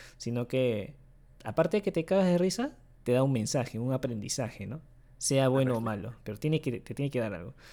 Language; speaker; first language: Spanish; early bilingual, other home language; Japanese